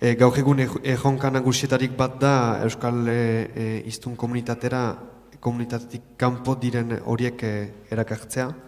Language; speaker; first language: Basque; native; Basque